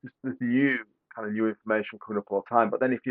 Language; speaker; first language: English; native; English